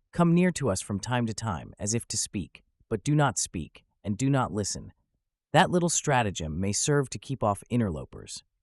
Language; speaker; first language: English; native; English